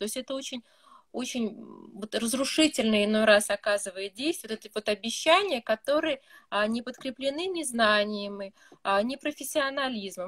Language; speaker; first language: Russian; native; Russian